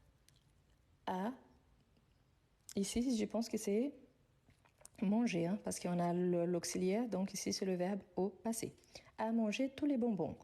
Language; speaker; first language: French; non-native, fluent; Arabic